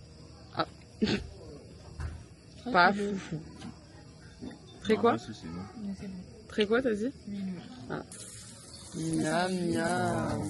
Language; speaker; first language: French; native; French